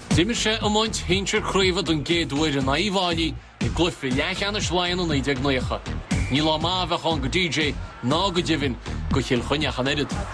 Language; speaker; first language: Irish; native; Irish